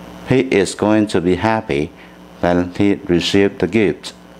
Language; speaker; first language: English; non-native, fluent; Chinese